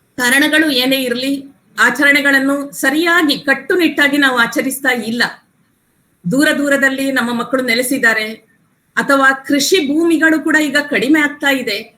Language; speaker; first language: Kannada; non-native, local second language; Tulu